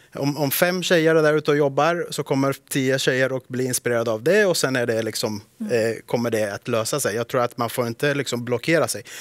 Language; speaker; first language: Swedish; early bilingual, other home language; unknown